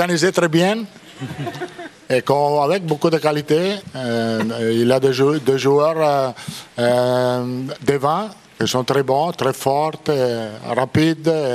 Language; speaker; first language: French; non-native, fluent; Italian